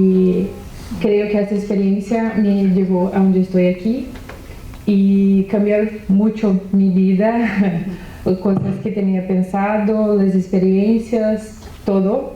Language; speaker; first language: Spanish; non-native, learner; Portuguese